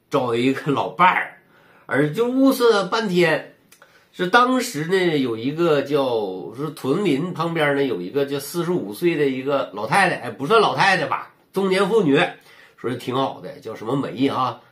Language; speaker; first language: Chinese; native; Chinese